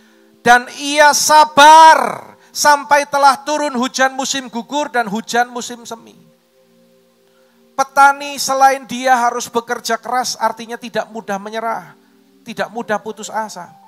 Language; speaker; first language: Indonesian; native; Indonesian